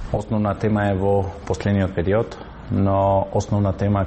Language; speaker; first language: Macedonian; non-native, local second language; Albanian